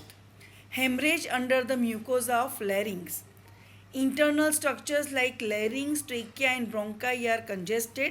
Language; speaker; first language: English; non-native, local second language; Gujarati